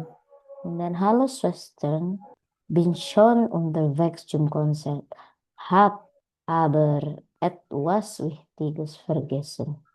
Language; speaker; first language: German; non-native, learner; Indonesian